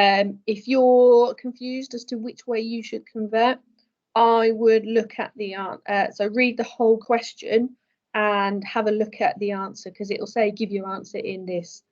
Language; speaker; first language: English; native; English